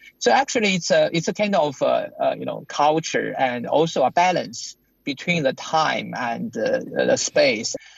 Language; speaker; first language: English; non-native, fluent; Chinese